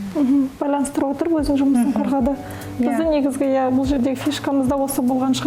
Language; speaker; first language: Kazakh; native; Kazakh